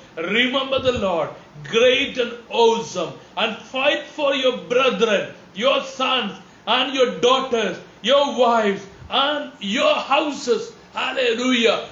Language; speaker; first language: English; non-native, local second language; Malayalam